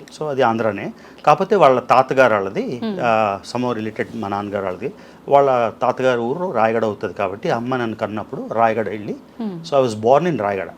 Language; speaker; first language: Telugu; native; Telugu